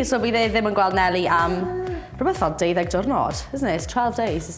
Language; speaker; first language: Welsh; native; Welsh